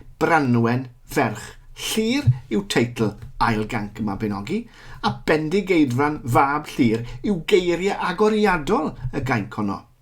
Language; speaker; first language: Welsh; native; Welsh